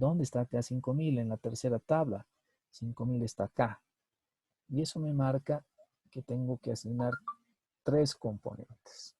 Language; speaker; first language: Spanish; native; Spanish